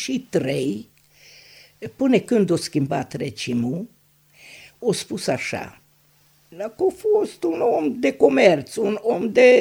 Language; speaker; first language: Romanian; non-native, local second language; Hungarian